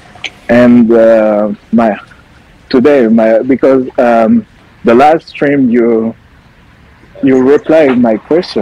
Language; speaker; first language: English; non-native, learner; French